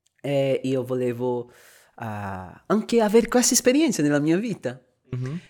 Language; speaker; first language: Italian; non-native, fluent; Portuguese